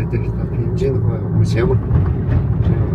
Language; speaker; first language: Chinese; non-native, local second language; Tibetan